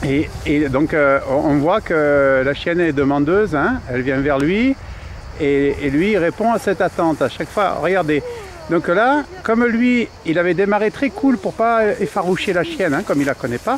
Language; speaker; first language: French; native; French